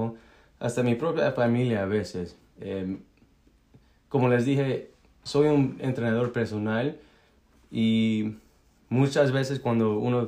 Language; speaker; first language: Spanish; early bilingual, heritage; Spanish